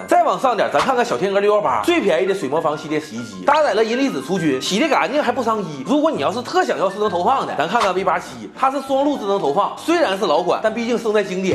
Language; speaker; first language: Chinese; native; Chinese